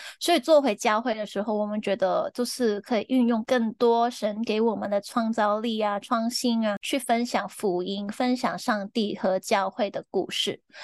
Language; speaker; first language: Chinese; non-native, local second language; Cantonese